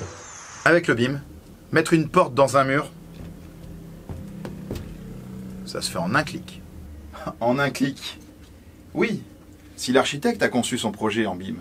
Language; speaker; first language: French; native; French